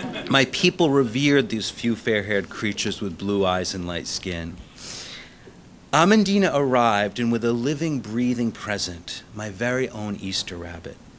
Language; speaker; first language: English; early bilingual, other home language; Italian